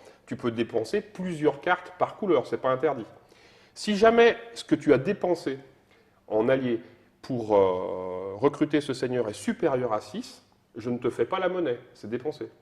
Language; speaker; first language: French; native; French